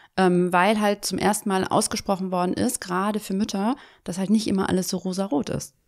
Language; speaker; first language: German; native; German